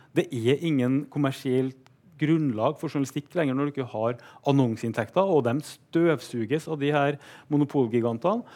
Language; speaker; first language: Norwegian; native; Norwegian